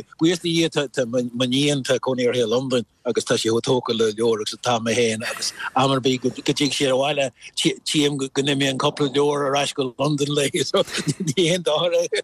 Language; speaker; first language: Irish; non-native, local second language; English